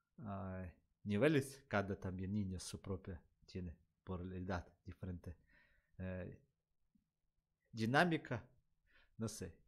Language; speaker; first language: Spanish; non-native, learner; Russian